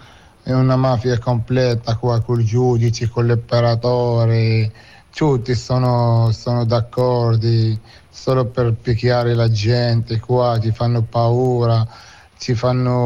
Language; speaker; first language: Italian; non-native, fluent; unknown